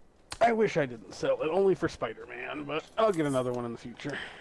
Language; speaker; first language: English; native; English